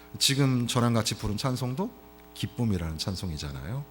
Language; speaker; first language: Korean; native; Korean